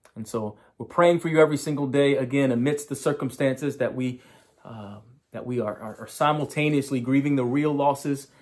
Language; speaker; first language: English; native; English